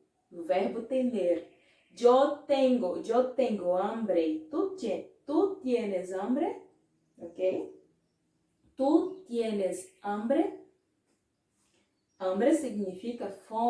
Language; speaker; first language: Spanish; non-native, fluent; Portuguese